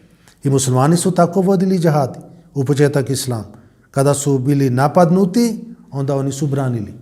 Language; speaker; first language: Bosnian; non-native, learner; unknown